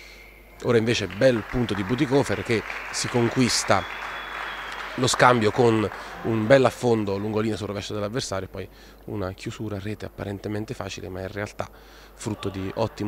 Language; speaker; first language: Italian; native; Italian